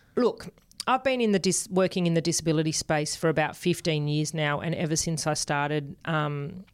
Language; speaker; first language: English; non-native, local second language; Spanish